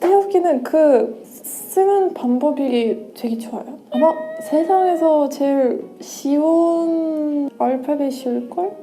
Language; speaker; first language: Korean; non-native, fluent; Russian